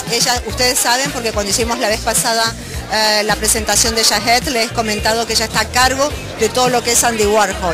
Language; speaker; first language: Spanish; native; Spanish